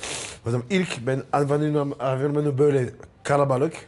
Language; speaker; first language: Turkish; non-native, learner; French